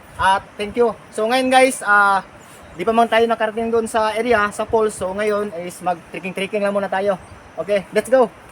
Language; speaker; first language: Filipino; non-native, local second language; Cebuano